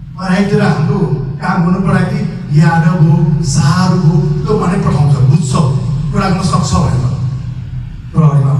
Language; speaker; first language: Nepali; non-native, local second language; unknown